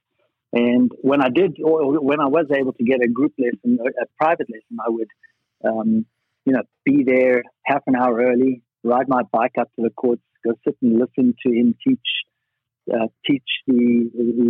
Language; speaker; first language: English; native; English